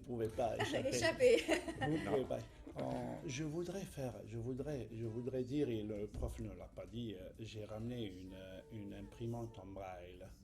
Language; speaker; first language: French; non-native, fluent; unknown